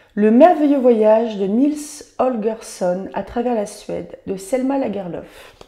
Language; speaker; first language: French; native; French